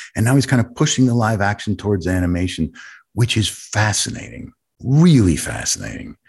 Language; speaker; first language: English; native; English